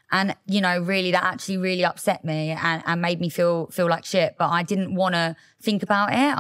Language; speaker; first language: English; native; English